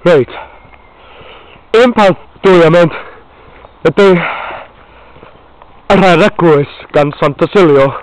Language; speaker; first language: Welsh; non-native, learner; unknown